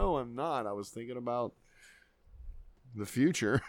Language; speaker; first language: English; native; English